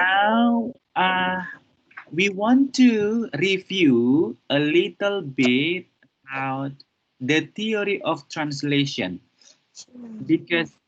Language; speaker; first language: English; non-native, fluent; Indonesian